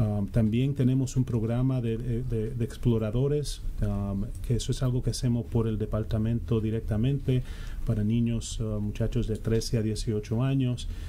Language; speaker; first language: Spanish; early bilingual, heritage; Spanish